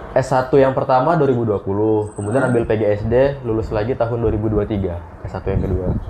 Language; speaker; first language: Indonesian; native; Indonesian